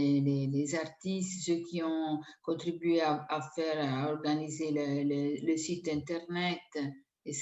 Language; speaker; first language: French; non-native, fluent; Italian